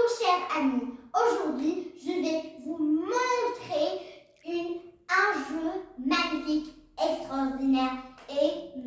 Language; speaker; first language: French; non-native, learner; Arabic